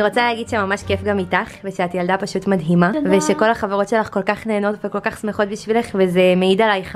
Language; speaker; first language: Hebrew; native; Hebrew